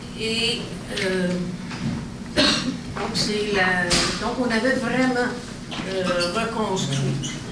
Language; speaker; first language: French; native; French